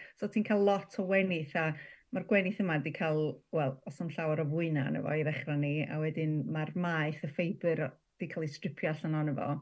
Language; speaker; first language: Welsh; native; Welsh